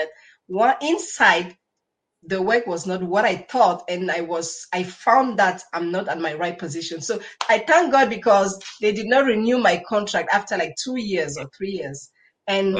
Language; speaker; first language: English; non-native, local second language; French